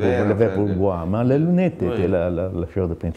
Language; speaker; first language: French; non-native, fluent; Italian